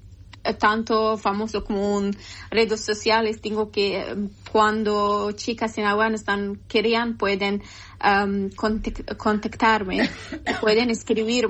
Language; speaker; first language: Spanish; non-native, learner; Persian